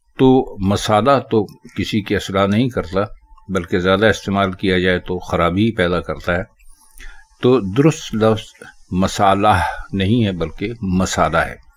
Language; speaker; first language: Urdu; native; Urdu